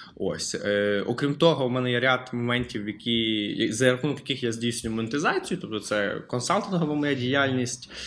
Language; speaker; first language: Ukrainian; native; Ukrainian